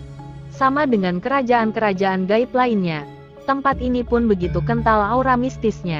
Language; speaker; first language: Indonesian; native; Indonesian